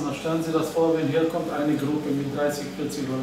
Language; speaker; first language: German; non-native, learner; Slovak